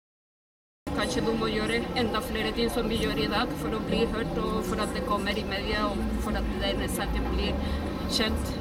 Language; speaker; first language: Norwegian; non-native, fluent; Spanish